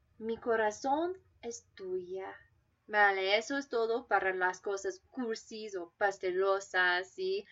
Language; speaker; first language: Spanish; non-native, fluent; English